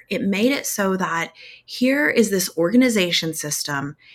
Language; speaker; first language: English; native; English